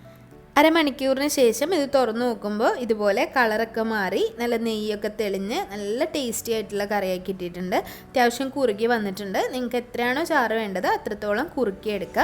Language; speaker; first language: Malayalam; native; Malayalam